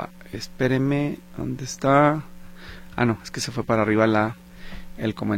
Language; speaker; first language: Spanish; native; Spanish